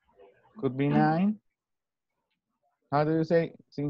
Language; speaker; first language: English; non-native, fluent; Spanish